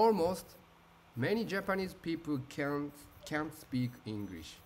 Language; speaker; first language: English; non-native, learner; Japanese